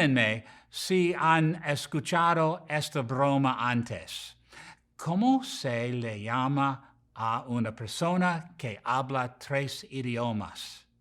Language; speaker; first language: Spanish; non-native, learner; English